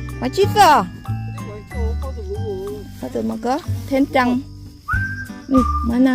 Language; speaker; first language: Korean; non-native, learner; Thai